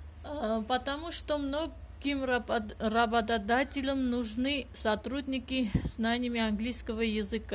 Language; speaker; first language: Russian; non-native, fluent; Armenian